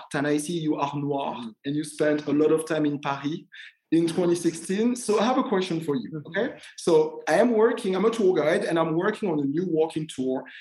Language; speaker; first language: English; non-native, fluent; French